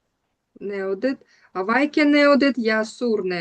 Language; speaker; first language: Estonian; non-native, learner; Russian